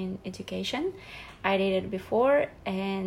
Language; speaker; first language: English; non-native, fluent; Russian